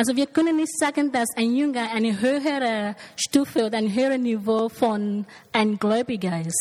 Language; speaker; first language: German; non-native, learner; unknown